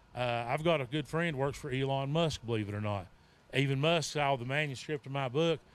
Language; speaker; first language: English; native; English